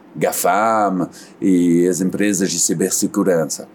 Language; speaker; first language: Portuguese; non-native, fluent; French